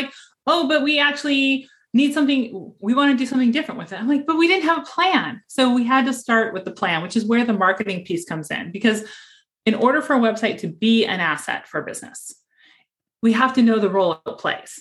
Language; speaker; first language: English; native; English